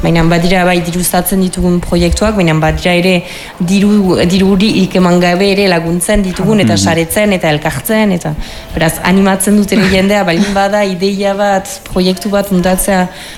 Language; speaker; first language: Basque; native; Basque